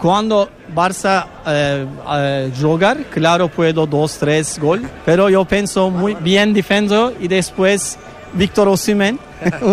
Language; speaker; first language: Spanish; non-native, learner; Turkish